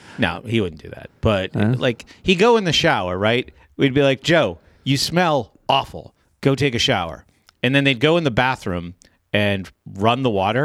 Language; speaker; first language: English; native; English